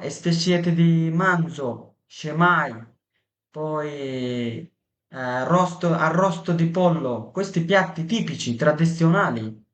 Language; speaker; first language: Italian; non-native, fluent; Bangla